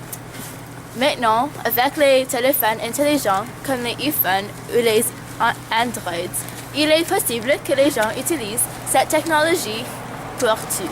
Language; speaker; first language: French; non-native, learner; English